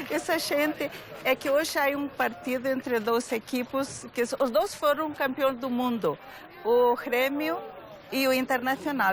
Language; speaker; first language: Portuguese; early bilingual, other home language; Galician